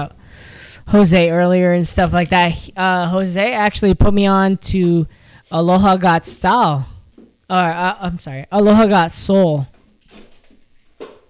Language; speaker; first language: English; early bilingual, other home language; Spanish